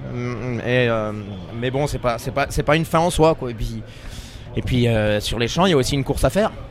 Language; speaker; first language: French; native; French